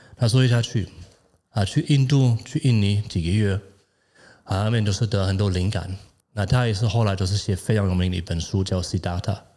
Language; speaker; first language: Chinese; non-native, fluent; German